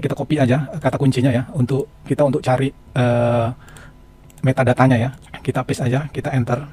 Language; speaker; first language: Indonesian; native; Indonesian